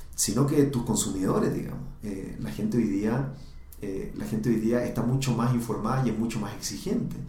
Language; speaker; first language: Spanish; native; Spanish